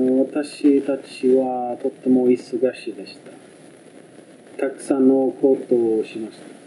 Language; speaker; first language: Japanese; non-native, learner; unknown